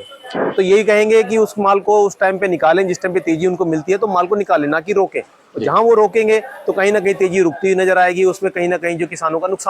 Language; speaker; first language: Hindi; native; Hindi